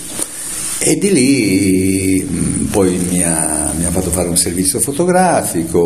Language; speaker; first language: Italian; native; Italian